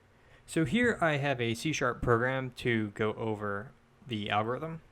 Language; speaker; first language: English; native; English